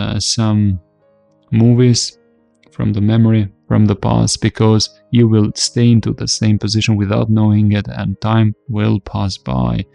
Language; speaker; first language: English; non-native, fluent; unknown